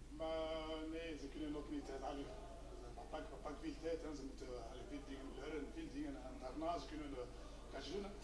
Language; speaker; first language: Dutch; non-native, learner; Lingala